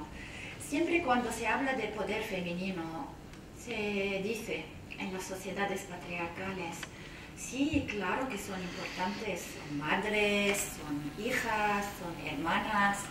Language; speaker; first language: Spanish; non-native, fluent; Arabic